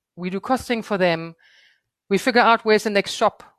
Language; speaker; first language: English; non-native, fluent; German